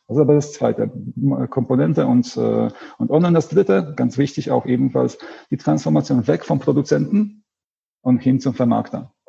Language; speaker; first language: German; non-native, fluent; Polish